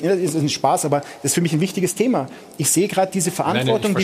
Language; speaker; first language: German; native; German